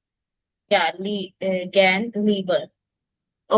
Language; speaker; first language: German; non-native, fluent; Hindi